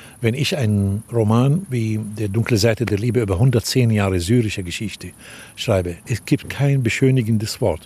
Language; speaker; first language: German; non-native, fluent; Arabic